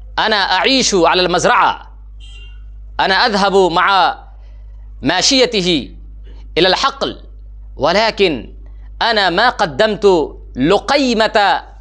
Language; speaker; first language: Arabic; non-native, fluent; Urdu